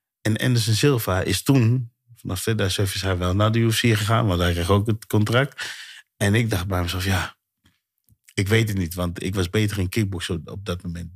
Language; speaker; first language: Dutch; early bilingual, other home language; Sranan Tongo